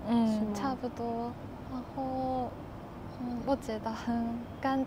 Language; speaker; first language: Chinese; non-native, learner; Japanese